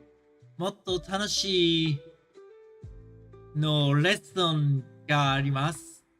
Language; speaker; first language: Japanese; non-native, learner; English